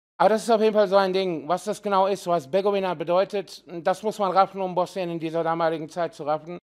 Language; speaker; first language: German; early bilingual, other home language; Serbian